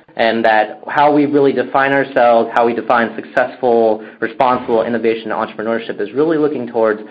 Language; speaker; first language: English; native; English